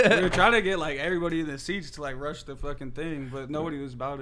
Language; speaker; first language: English; native; English